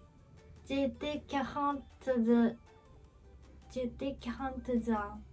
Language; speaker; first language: French; non-native, learner; Japanese